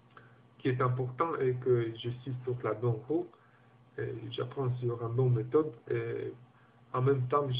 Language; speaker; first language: French; non-native, learner; Romanian